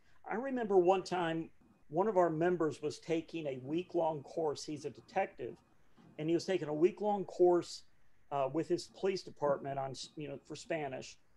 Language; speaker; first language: English; native; English